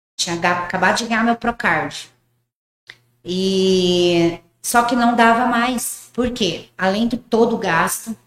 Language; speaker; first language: Portuguese; early bilingual, heritage; Portuguese